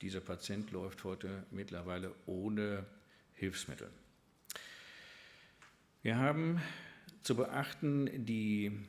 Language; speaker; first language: German; native; German